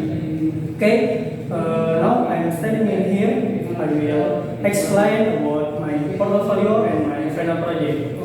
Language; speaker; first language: English; non-native, learner; Indonesian